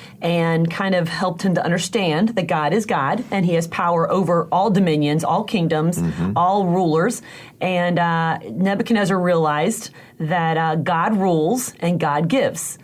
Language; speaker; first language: English; native; English